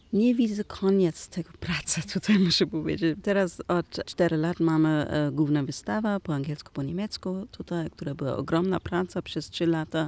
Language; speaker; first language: Polish; non-native, learner; German